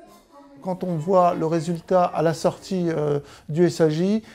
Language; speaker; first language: French; native; French